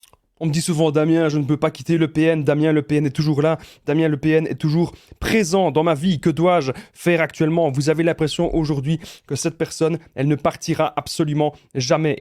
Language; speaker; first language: French; native; French